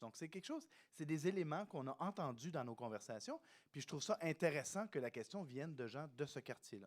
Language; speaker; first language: French; native; French